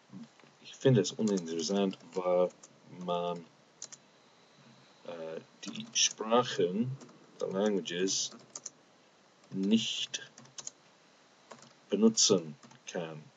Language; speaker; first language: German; non-native, fluent; English